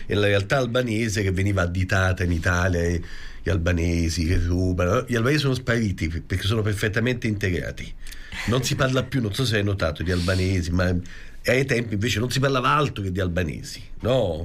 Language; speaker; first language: Italian; native; Italian